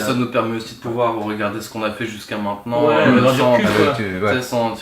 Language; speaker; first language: French; native; French